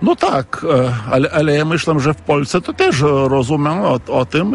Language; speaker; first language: Polish; non-native, fluent; Lithuanian